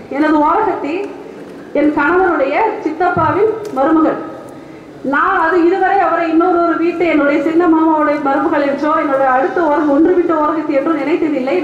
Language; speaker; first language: Tamil; non-native, local second language; Badaga